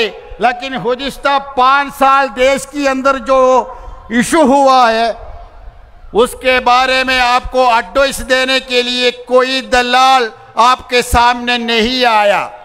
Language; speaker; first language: Hindi; non-native, local second language; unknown